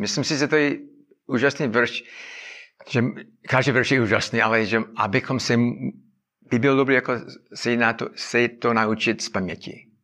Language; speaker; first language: Czech; non-native, learner; English